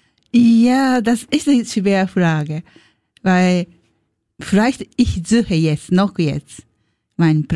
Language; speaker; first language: German; non-native, learner; Japanese